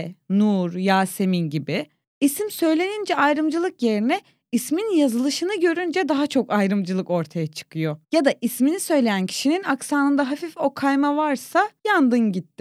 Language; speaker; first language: Turkish; native; Turkish